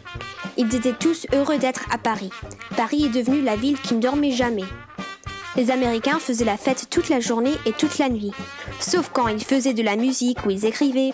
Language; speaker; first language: French; non-native, learner; English